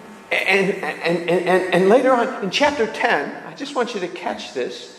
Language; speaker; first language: English; native; English